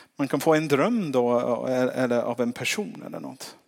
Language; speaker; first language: Swedish; non-native, fluent; English